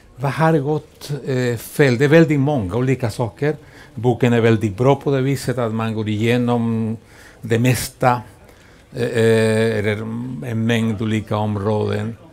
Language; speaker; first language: Swedish; non-native, fluent; Spanish